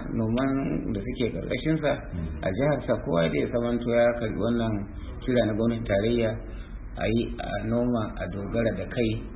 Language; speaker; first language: Hausa; native; Hausa